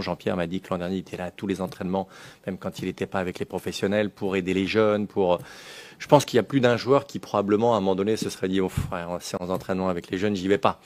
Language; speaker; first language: French; native; French